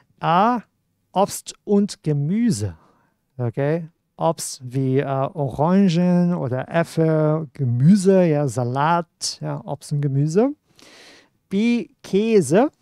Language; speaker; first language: German; non-native, fluent; Cantonese